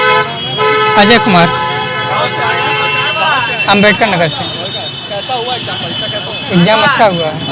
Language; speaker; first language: Hindi; native; Hindi